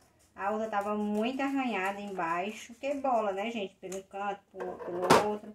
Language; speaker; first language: Portuguese; native; Portuguese